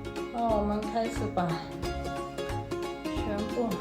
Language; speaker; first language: Chinese; early bilingual, heritage; Chinese